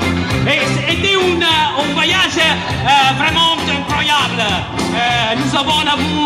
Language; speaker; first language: French; non-native, learner; Italian